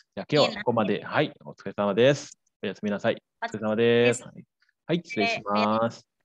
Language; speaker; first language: Japanese; non-native, fluent; Balinese